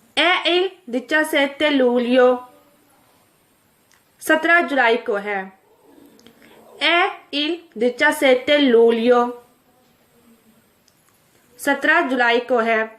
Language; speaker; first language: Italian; non-native, fluent; Urdu